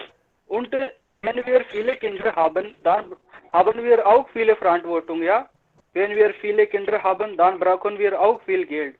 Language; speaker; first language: German; non-native, learner; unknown